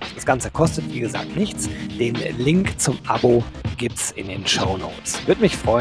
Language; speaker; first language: German; native; German